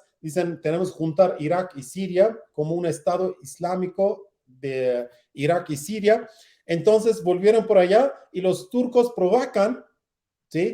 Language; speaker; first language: Spanish; non-native, learner; Kurdish